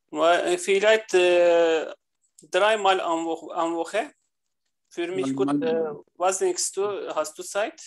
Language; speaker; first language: German; non-native, learner; Turkish